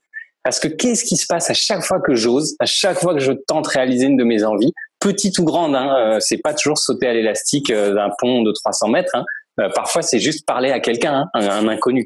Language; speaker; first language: French; native; French